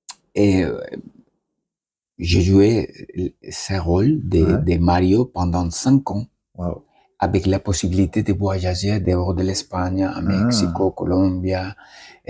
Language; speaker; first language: French; non-native, learner; Spanish